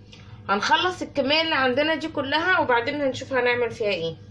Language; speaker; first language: Arabic; native; Arabic